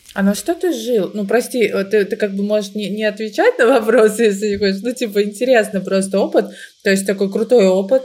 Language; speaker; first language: Russian; native; Russian